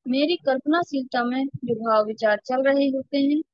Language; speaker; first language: Hindi; native; Hindi